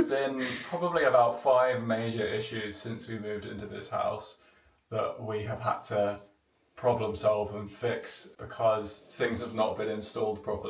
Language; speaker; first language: English; native; English